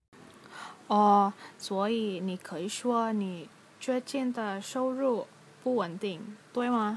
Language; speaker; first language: Chinese; non-native, learner; Indonesian